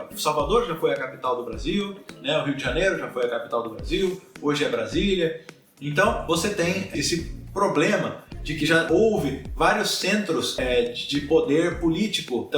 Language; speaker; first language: Portuguese; native; Portuguese